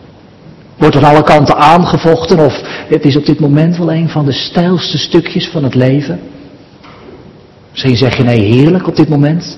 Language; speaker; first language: Dutch; native; Dutch